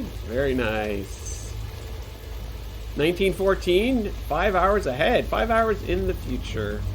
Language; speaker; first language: English; native; English